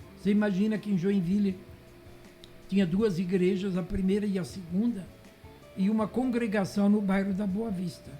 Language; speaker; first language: Portuguese; early bilingual, other home language; Italian